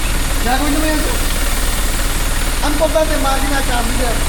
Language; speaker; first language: Filipino; native; Filipino